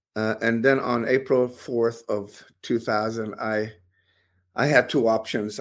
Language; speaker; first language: English; non-native, fluent; Swedish